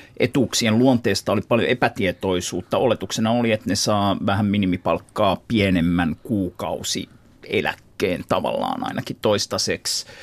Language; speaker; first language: Finnish; native; Finnish